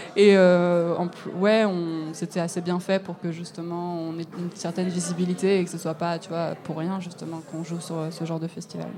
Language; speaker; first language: French; native; French